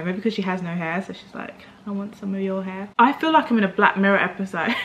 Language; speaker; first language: English; native; English